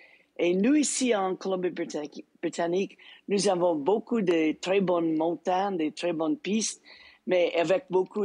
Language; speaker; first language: French; non-native, local second language; English